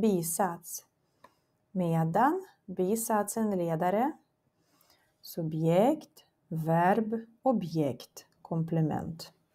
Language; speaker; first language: Swedish; non-native, fluent; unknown